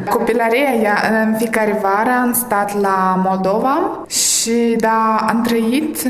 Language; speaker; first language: Romanian; early bilingual, heritage; Romanian